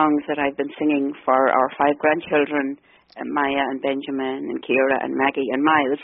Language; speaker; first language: English; native; English